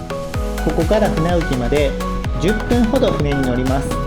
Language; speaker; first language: Japanese; native; Japanese